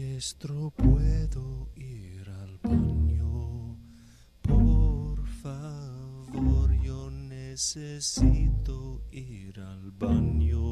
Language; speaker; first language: Spanish; non-native, learner; English